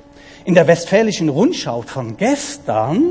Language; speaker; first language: German; native; German